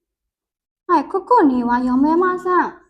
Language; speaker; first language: Japanese; non-native, learner; Burmese